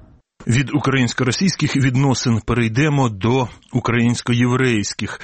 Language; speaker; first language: Ukrainian; native; Ukrainian